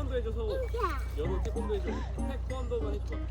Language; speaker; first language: Korean; native; Korean